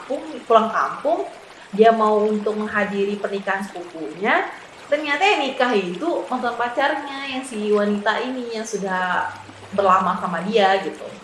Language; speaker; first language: Indonesian; native; Indonesian